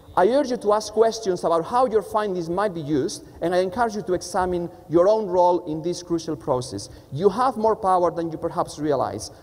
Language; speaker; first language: English; non-native, fluent; Spanish